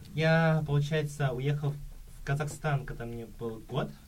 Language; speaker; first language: Russian; early bilingual, other home language; Korean